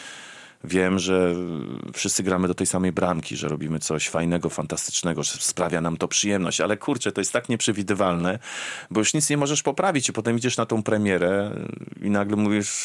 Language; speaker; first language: Polish; native; Polish